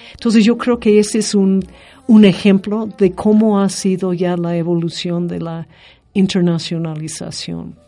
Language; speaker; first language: Spanish; non-native, fluent; English